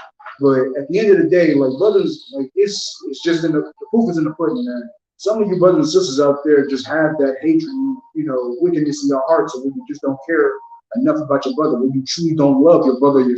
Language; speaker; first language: English; native; English